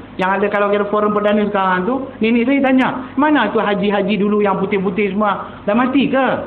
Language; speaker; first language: Malay; non-native, local second language; Tamil